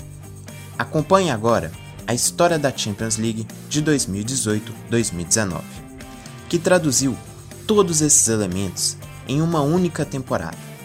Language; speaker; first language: Portuguese; native; Portuguese